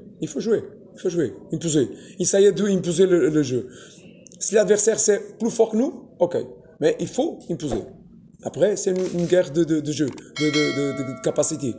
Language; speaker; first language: French; non-native, fluent; Portuguese